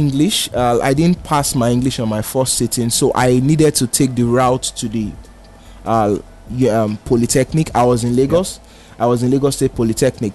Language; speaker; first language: English; non-native, local second language; Yoruba